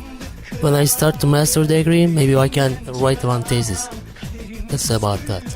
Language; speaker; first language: English; non-native, learner; Turkish